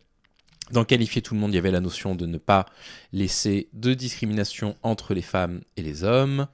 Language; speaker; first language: French; native; French